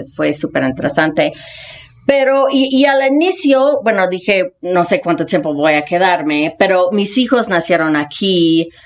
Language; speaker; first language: Spanish; non-native, fluent; English